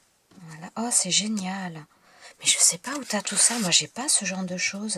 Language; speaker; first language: French; native; French